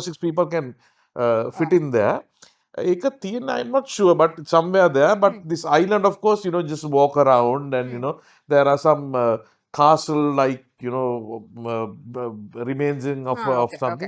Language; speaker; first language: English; non-native, local second language; Sinhala